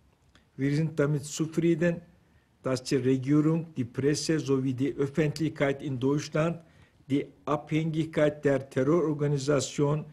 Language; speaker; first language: German; non-native, fluent; Turkish